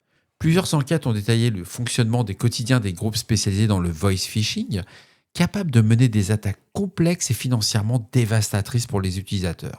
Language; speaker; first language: French; native; French